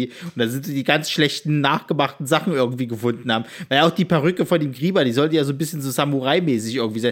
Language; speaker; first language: German; native; German